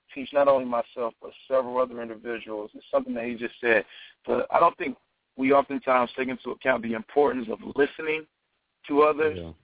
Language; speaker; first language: English; native; English